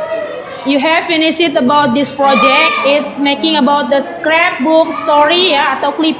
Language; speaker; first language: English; non-native, learner; Indonesian